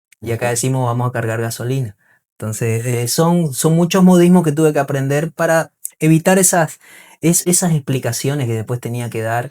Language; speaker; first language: Spanish; native; Spanish